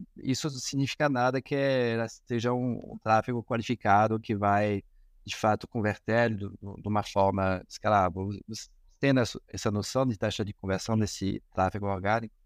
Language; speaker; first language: Portuguese; non-native, fluent; Spanish